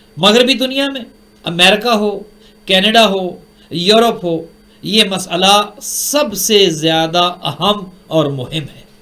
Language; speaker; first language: Urdu; native; Urdu